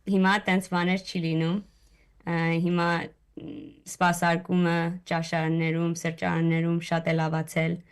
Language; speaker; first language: Armenian; early bilingual, heritage; Armenian